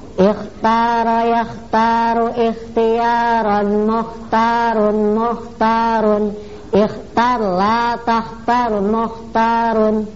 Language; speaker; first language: Arabic; non-native, fluent; Indonesian